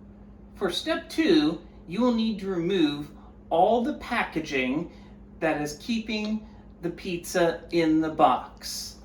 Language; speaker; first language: English; native; English